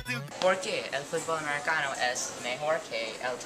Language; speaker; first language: Spanish; non-native, learner; English